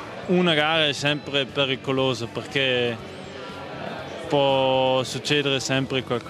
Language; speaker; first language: Italian; non-native, local second language; German